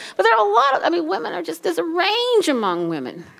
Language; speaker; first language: English; native; English